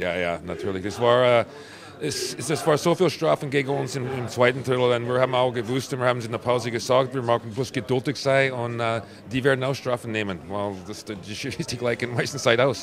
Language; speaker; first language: German; non-native, fluent; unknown